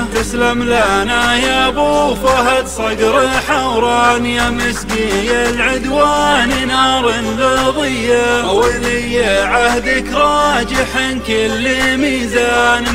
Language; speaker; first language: Arabic; native; Arabic